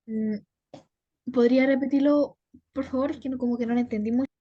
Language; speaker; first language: Spanish; native; Spanish